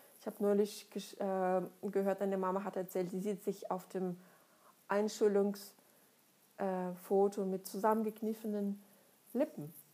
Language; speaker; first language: German; non-native, fluent; Russian